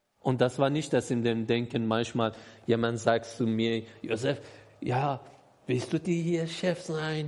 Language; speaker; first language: German; non-native, learner; Persian